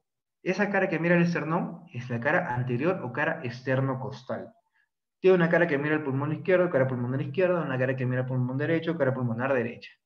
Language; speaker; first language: Spanish; native; Spanish